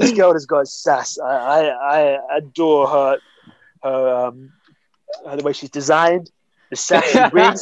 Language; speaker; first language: English; native; English